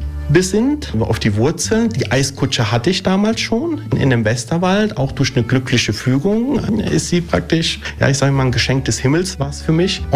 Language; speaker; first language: German; early bilingual, other home language; Italian